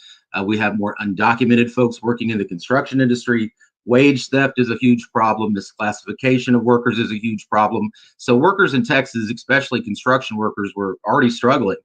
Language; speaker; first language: English; native; English